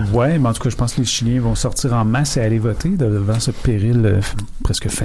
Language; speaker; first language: French; native; French